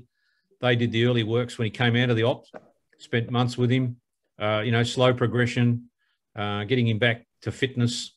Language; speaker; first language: English; native; English